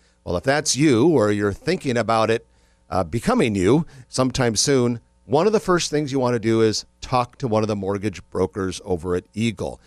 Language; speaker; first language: English; native; English